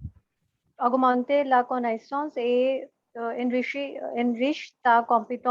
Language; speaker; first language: French; non-native, learner; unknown